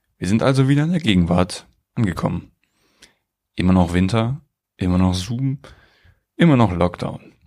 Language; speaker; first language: German; native; German